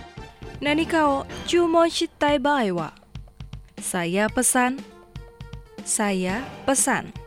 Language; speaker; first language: Japanese; non-native, fluent; Indonesian